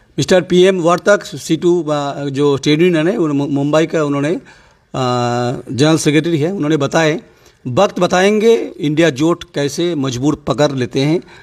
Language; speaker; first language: Hindi; non-native, local second language; Bangla